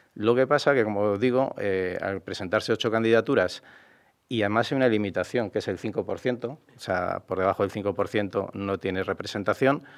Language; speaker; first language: Spanish; native; Spanish